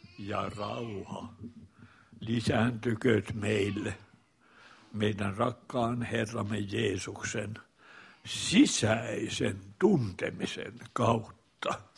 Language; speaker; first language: Finnish; native; Finnish